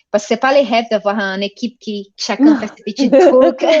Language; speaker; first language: French; non-native, fluent; Portuguese